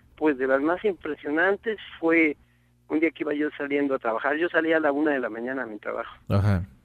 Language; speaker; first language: Spanish; native; Spanish